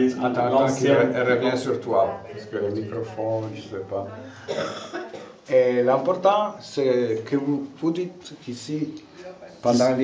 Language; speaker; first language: French; non-native, fluent; Italian